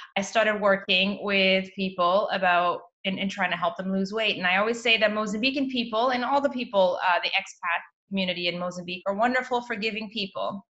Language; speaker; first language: English; native; English